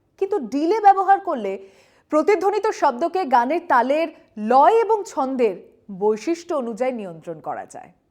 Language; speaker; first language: Bangla; native; Bangla